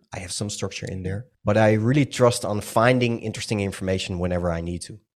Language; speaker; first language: English; non-native, fluent; Dutch